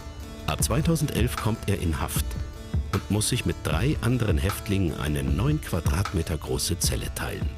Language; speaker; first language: German; native; German